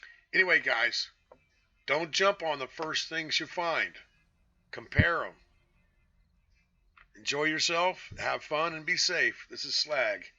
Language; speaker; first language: English; native; English